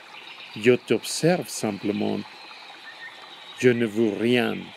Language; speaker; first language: French; non-native, learner; Spanish